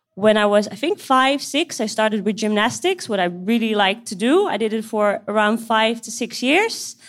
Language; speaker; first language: English; non-native, fluent; Dutch